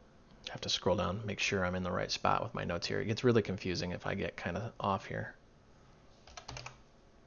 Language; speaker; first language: English; native; English